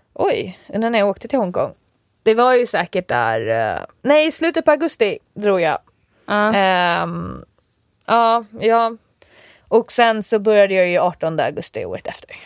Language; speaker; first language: Swedish; native; Swedish